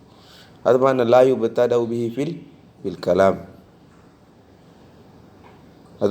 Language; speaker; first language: Arabic; non-native, fluent; Indonesian